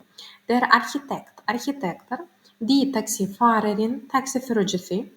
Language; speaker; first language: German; non-native, learner; Turkmen